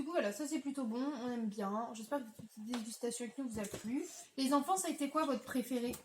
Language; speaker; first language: French; native; French